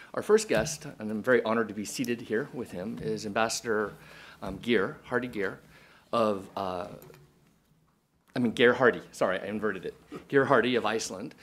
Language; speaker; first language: English; native; English